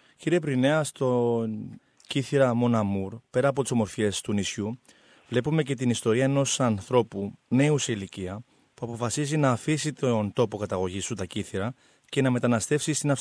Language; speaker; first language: Greek; native; Greek